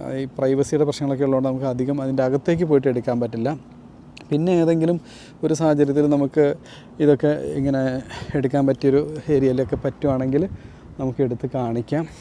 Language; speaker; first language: Malayalam; native; Malayalam